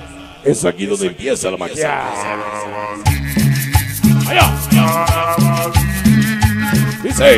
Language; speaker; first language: Spanish; native; Spanish